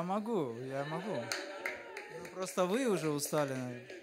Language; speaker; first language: Russian; native; Russian